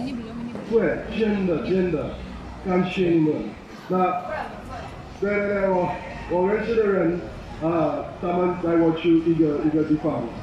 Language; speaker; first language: Chinese; non-native, learner; English